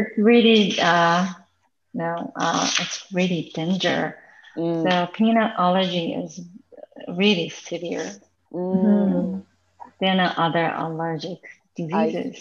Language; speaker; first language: English; non-native, learner; Japanese